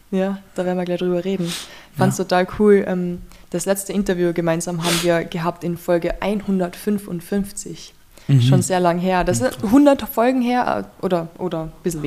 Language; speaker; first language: German; native; German